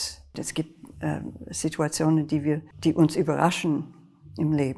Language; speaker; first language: German; non-native, fluent; English